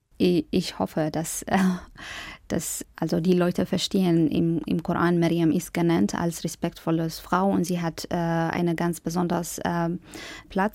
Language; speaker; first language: German; non-native, fluent; Arabic